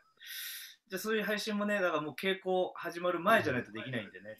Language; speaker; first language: Japanese; native; Japanese